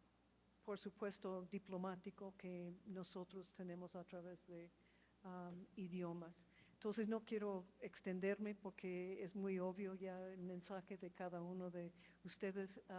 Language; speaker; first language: Spanish; non-native, fluent; English